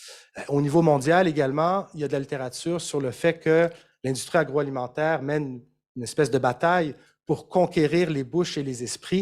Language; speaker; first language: French; native; French